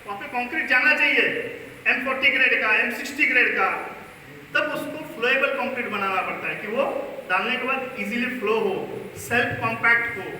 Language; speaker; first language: Hindi; non-native, local second language; Marathi